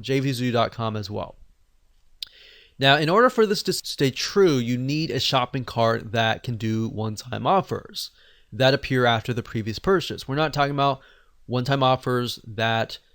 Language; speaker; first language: English; native; English